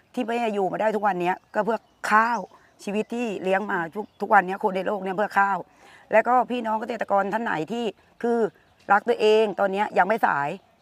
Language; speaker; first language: Thai; native; Thai